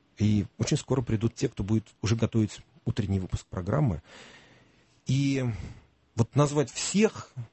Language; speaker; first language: Russian; native; Russian